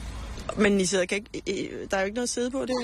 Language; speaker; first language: Danish; native; Danish